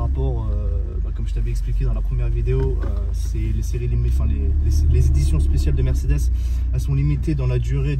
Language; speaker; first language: French; native; French